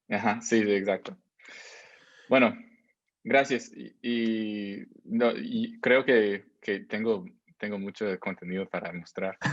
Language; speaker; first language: Spanish; non-native, fluent; English